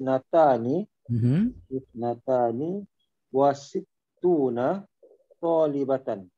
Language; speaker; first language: Arabic; non-native, learner; Malay